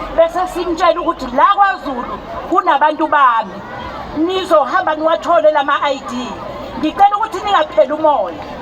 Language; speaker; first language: Zulu; native; Zulu